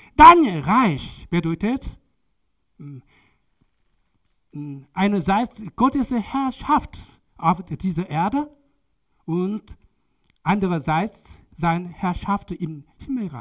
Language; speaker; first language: German; non-native, learner; Korean